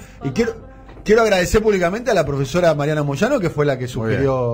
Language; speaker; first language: Spanish; native; Spanish